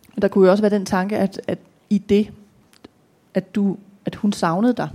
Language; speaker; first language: Danish; native; Danish